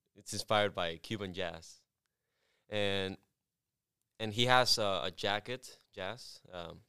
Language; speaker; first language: English; non-native, fluent; Spanish